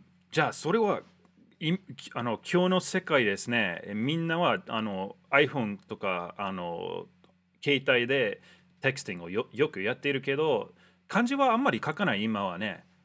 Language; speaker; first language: Japanese; early bilingual, other home language; English